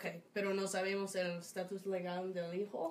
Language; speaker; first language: Spanish; non-native, fluent; English